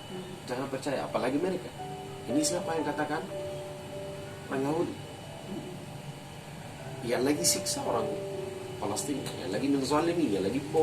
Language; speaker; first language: Indonesian; non-native, fluent; Arabic